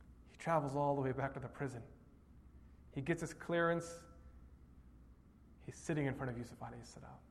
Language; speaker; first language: English; native; English